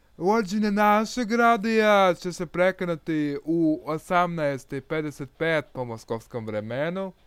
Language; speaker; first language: Croatian; non-native, learner; Russian